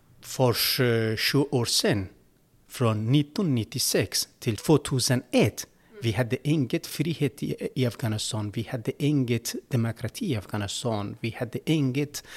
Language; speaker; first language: Swedish; non-native, learner; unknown